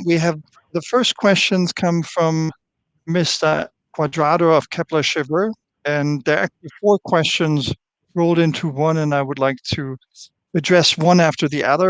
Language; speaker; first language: English; non-native, fluent; German